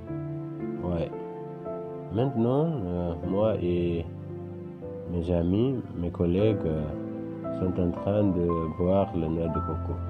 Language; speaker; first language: French; non-native, fluent; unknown